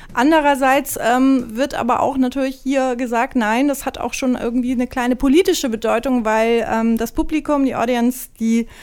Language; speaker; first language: German; native; German